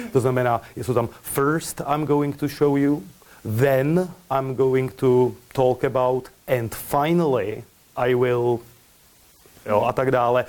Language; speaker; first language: English; non-native, fluent; Czech